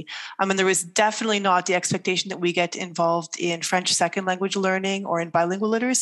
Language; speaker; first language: English; native; English